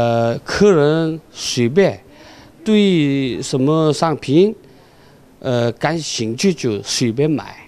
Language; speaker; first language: Chinese; non-native, fluent; Korean